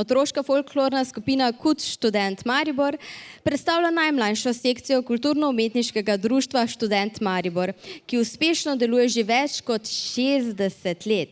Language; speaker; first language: Slovenian; native; Slovenian